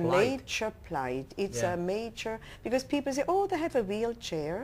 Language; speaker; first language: English; non-native, local second language; German